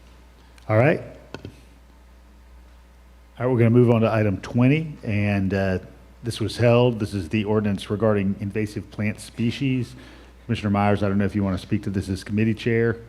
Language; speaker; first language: English; native; English